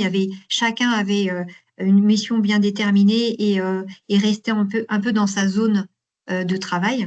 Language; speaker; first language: French; native; French